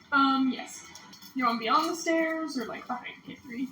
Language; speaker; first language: English; native; English